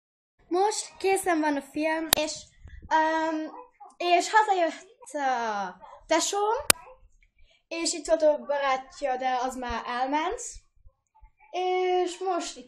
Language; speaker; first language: Hungarian; early bilingual, heritage; Hungarian